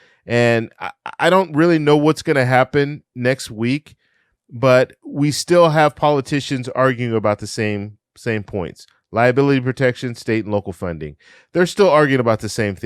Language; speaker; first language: English; native; English